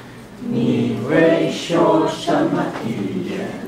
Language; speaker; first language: Chinese; non-native, learner; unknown